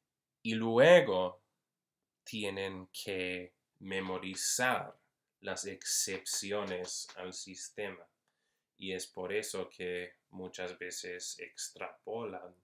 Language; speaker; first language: Spanish; non-native, fluent; English